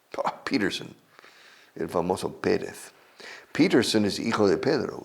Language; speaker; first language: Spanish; non-native, fluent; English